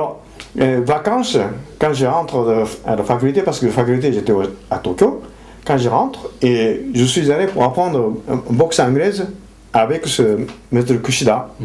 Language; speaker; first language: French; non-native, fluent; Japanese